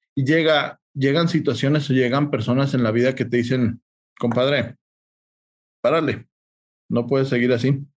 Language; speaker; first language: Spanish; native; Spanish